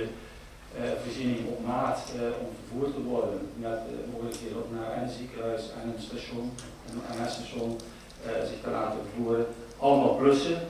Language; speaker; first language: Dutch; native; Dutch